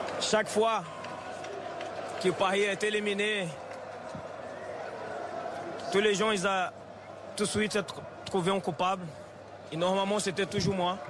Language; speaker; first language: French; non-native, fluent; Portuguese